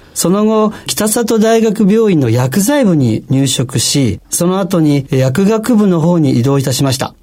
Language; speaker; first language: Japanese; native; Japanese